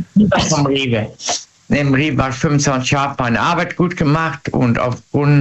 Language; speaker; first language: German; native; German